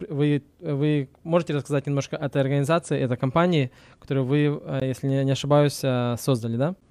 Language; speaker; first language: Russian; early bilingual, heritage; Russian